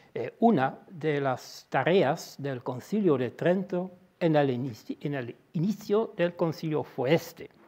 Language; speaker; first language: Spanish; non-native, fluent; Dutch